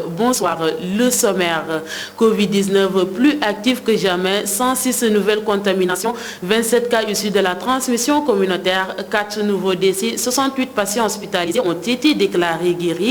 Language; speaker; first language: French; non-native, local second language; Wolof